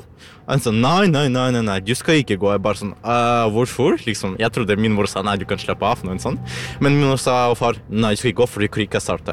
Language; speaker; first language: Norwegian; non-native, learner; Ukrainian